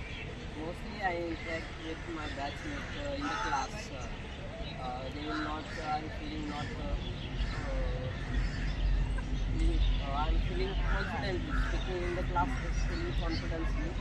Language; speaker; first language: English; non-native, learner; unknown